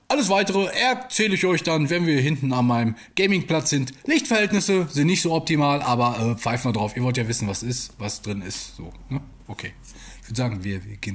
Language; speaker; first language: German; native; German